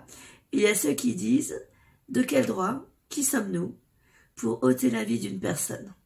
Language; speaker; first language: French; native; French